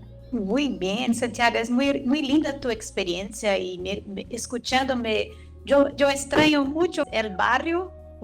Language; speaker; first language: Spanish; non-native, fluent; Portuguese